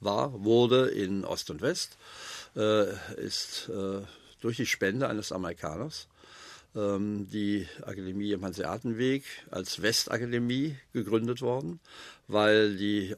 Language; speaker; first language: German; native; German